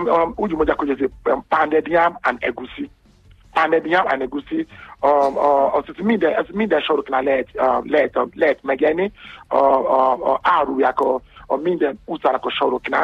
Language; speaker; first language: Hungarian; non-native, learner; Yoruba